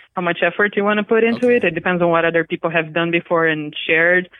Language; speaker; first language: English; non-native, fluent; Portuguese